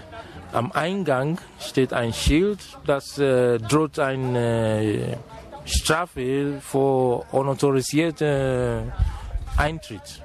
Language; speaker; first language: German; non-native, fluent; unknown